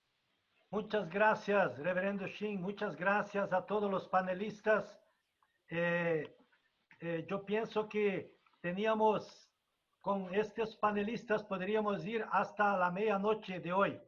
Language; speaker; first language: Spanish; non-native, fluent; Portuguese